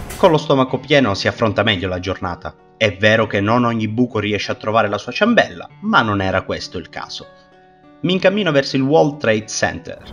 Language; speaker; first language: Italian; native; Italian